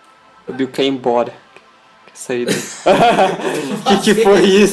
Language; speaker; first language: Portuguese; native; Portuguese